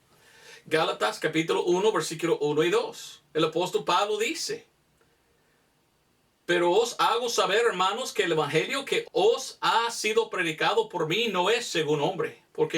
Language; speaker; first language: Spanish; non-native, fluent; English